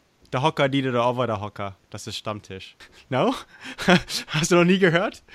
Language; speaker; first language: German; early bilingual, other home language; English